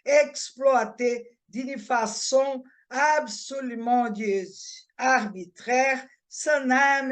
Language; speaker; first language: French; non-native, learner; Portuguese